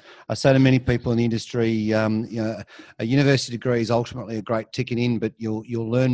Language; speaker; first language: English; native; English